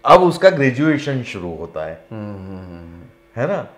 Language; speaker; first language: Hindi; native; Hindi